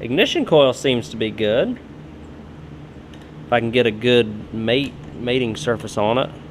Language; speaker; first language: English; native; English